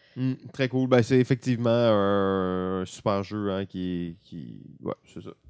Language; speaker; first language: French; native; French